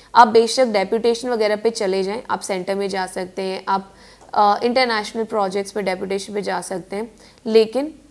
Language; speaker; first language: Hindi; native; Hindi